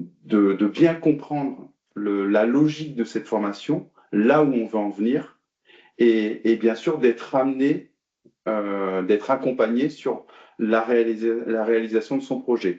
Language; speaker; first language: French; native; French